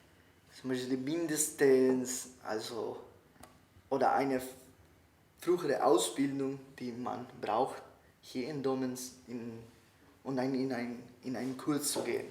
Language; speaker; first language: German; non-native, learner; Spanish